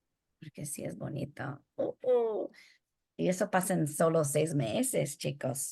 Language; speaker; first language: Spanish; early bilingual, heritage; Spanish